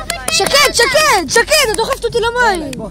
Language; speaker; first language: Hebrew; native; Hebrew